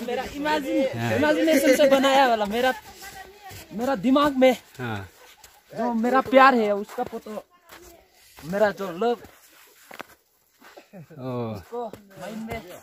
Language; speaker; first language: Hindi; non-native, local second language; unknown